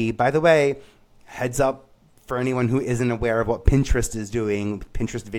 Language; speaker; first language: English; native; English